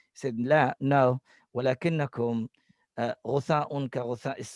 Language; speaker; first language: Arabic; non-native, fluent; English